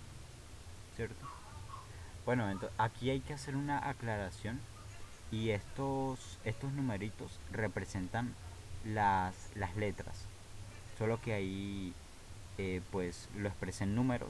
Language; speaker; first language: Spanish; native; Spanish